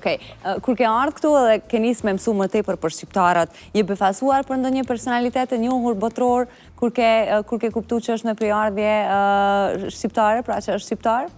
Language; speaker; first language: Albanian; native; Albanian